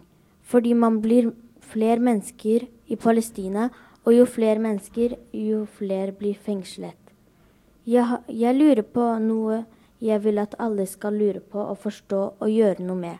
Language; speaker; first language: Norwegian; early bilingual, other home language; Arabic